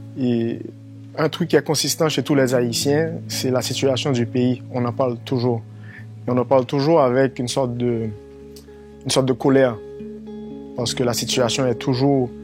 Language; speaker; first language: French; non-native, local second language; Haitian Creole